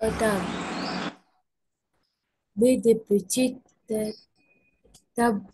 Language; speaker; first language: French; non-native, learner; Arabic